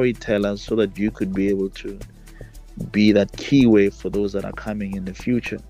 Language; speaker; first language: English; non-native, local second language; Tswana